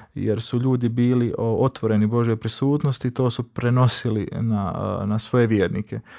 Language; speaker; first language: Croatian; native; Croatian